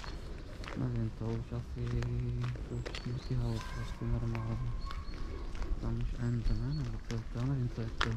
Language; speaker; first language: Czech; non-native, learner; Filipino